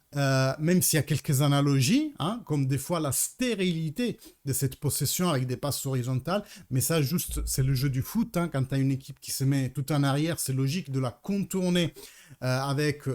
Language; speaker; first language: French; early bilingual, heritage; Italian